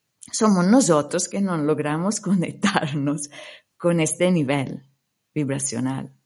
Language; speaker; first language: Spanish; non-native, fluent; Italian